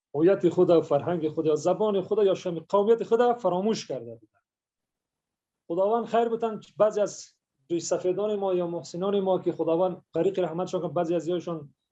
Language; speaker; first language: Tajik; early bilingual, heritage; Persian